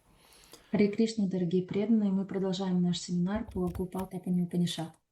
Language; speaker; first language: Russian; native; Russian